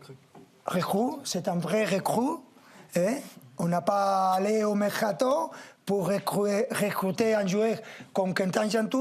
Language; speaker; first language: French; non-native, fluent; Spanish